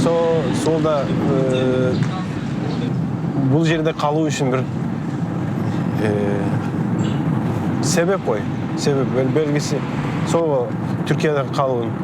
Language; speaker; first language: Kazakh; early bilingual, heritage; Kazakh